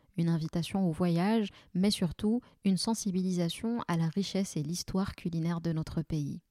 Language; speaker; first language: French; non-native, local second language; Arabic